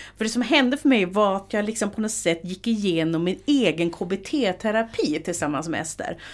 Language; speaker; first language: Swedish; native; Swedish